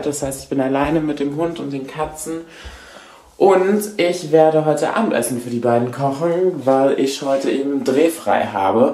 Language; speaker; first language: German; native; German